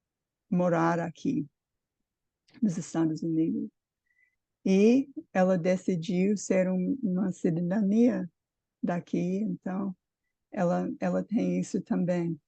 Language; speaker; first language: Portuguese; non-native, fluent; English